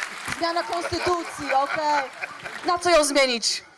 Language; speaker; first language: Polish; native; Polish